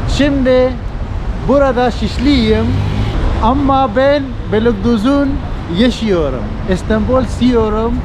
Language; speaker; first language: Turkish; non-native, learner; Urdu